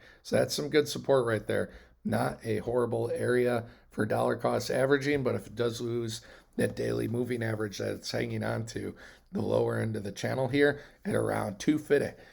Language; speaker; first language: English; native; English